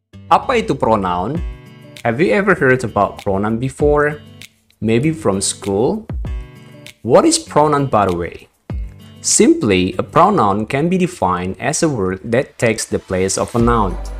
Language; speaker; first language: English; non-native, fluent; Indonesian